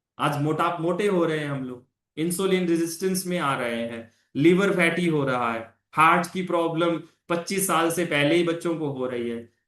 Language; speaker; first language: Hindi; non-native, local second language; Punjabi